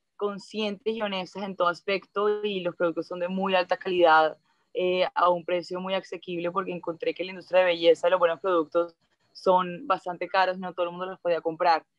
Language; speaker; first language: Spanish; native; Spanish